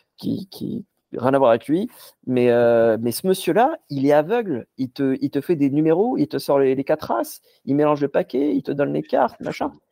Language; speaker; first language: French; non-native, local second language; Arabic